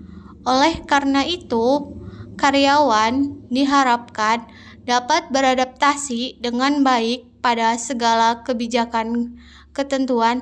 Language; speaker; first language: Indonesian; native; Indonesian